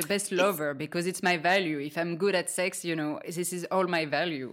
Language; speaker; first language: English; non-native, fluent; French